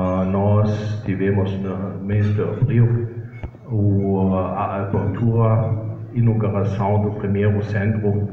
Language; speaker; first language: Portuguese; non-native, fluent; German